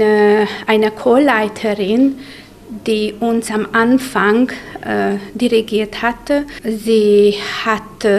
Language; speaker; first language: German; non-native, local second language; Hungarian